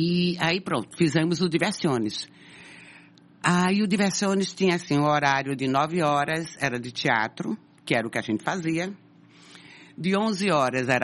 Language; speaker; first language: Portuguese; native; Portuguese